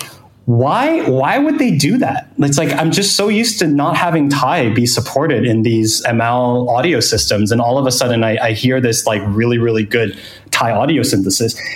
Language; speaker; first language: English; non-native, fluent; Thai